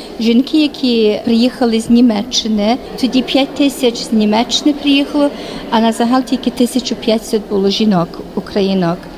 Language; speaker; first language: Ukrainian; early bilingual, heritage; Ukrainian